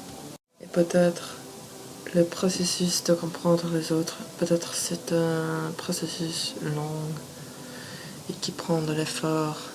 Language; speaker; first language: French; non-native, fluent; English